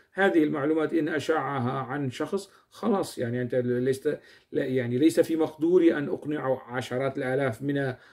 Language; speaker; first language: Arabic; non-native, local second language; Kurdish